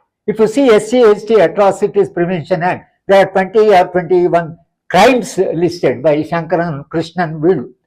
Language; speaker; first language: English; non-native, local second language; Telugu